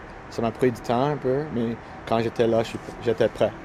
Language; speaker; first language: French; non-native, local second language; English